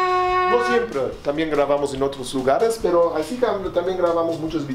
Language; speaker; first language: Spanish; non-native, fluent; German